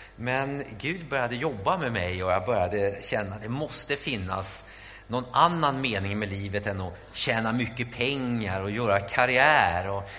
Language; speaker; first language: Swedish; native; Swedish